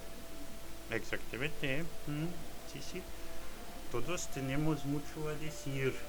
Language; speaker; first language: Spanish; non-native, learner; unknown